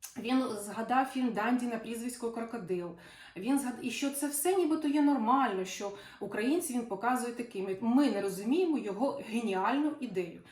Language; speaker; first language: Ukrainian; non-native, local second language; Russian